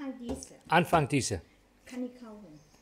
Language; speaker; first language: German; non-native, learner; Thai